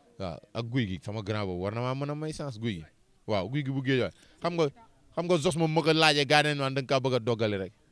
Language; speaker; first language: Wolof; native; Wolof